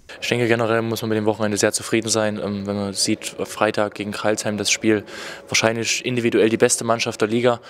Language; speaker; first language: German; native; German